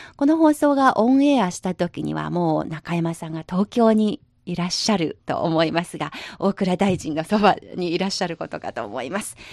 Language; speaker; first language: Japanese; non-native, fluent; Chinese